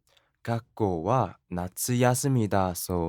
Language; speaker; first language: Japanese; non-native, learner; Korean